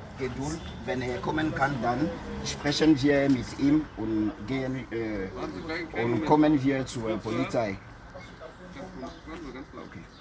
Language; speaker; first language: German; non-native, learner; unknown